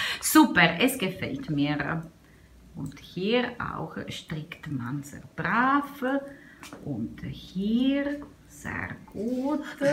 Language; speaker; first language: German; non-native, learner; Italian